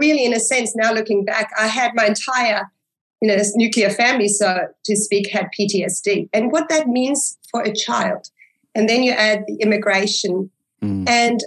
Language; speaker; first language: English; early bilingual, other home language; German